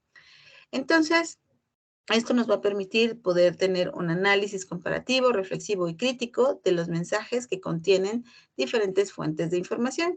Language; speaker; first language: Spanish; native; Spanish